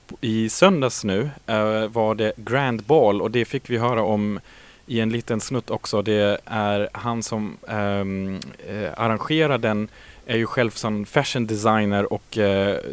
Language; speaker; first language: Swedish; native; Swedish